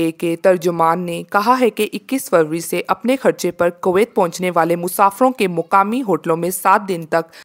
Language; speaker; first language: Urdu; native; Urdu